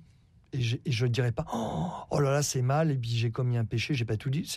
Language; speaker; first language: French; native; French